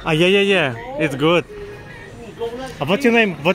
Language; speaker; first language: English; non-native, learner; Russian